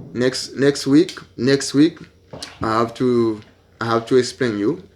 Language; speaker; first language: English; non-native, learner; Haitian Creole